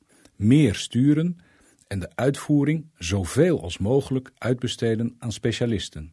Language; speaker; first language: Dutch; native; Dutch